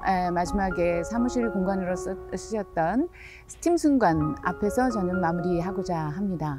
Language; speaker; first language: Korean; native; Korean